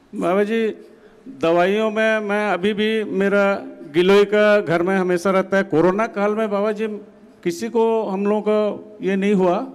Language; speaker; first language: Hindi; non-native, local second language; Odia